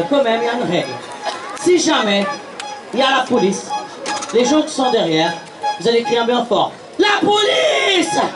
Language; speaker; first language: French; non-native, fluent; Portuguese